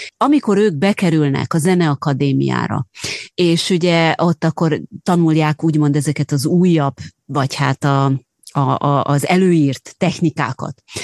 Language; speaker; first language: Hungarian; native; Hungarian